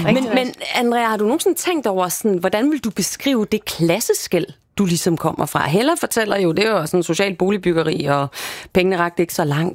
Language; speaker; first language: Danish; native; Danish